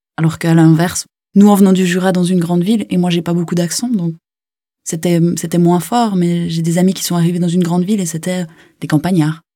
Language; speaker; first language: French; native; French